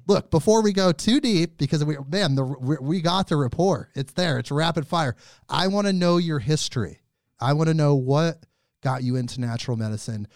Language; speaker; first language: English; native; English